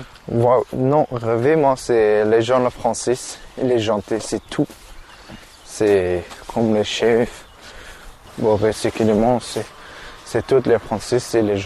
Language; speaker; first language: French; non-native, learner; Persian